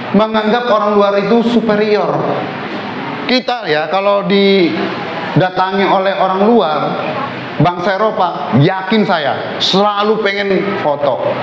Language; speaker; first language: Indonesian; native; Indonesian